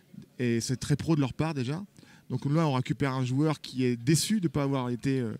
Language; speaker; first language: French; native; French